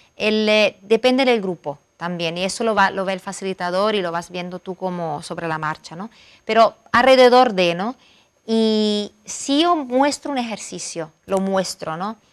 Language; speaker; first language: Spanish; non-native, fluent; Italian